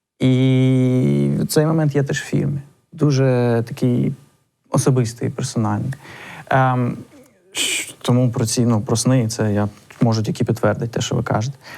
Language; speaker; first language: Ukrainian; non-native, local second language; Russian